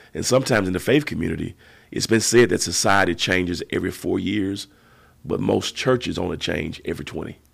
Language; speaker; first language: English; native; English